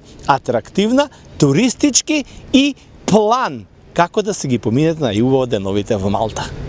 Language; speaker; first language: Macedonian; native; Macedonian